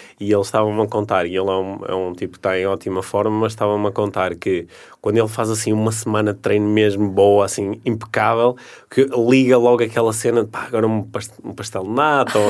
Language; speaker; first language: Portuguese; native; Portuguese